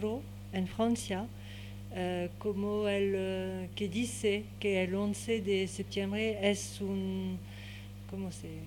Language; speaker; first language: Spanish; non-native, learner; French